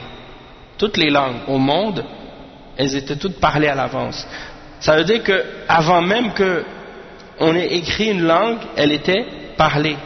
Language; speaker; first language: French; native; French